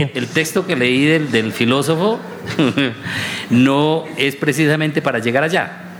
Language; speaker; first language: Spanish; native; Spanish